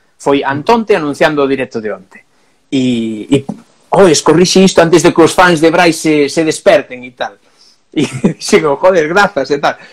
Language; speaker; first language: Galician; non-native, local second language; Spanish